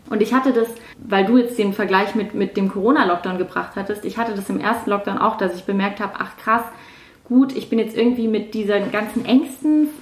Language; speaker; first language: German; native; German